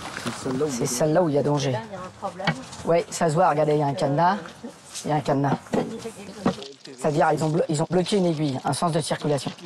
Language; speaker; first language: French; native; French